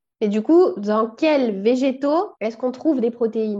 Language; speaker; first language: French; non-native, fluent; English